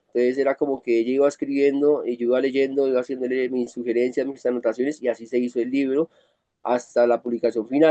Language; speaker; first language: Spanish; native; Spanish